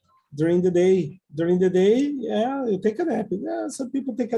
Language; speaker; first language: English; non-native, fluent; Portuguese